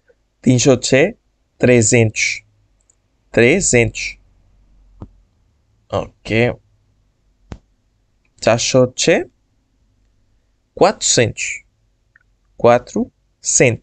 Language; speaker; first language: Portuguese; non-native, fluent; Bangla